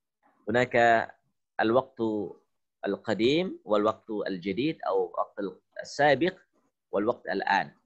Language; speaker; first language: Arabic; non-native, fluent; Indonesian